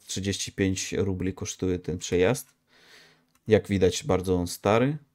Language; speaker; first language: Polish; non-native, fluent; Russian